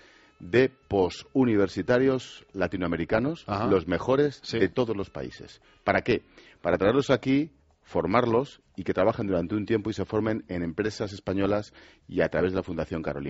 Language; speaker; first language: Spanish; native; Spanish